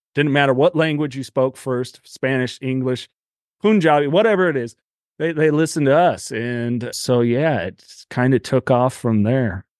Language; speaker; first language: English; native; English